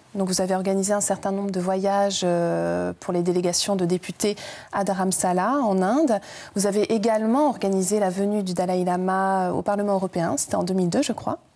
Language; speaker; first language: French; native; French